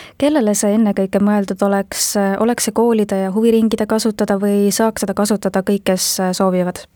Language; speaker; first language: Estonian; native; Estonian